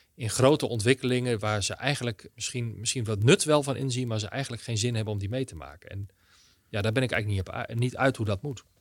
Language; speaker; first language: Dutch; native; Dutch